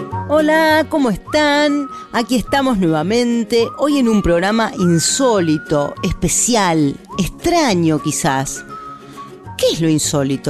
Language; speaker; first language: Spanish; native; Spanish